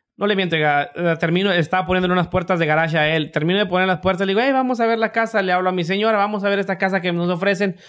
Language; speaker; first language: Spanish; native; Spanish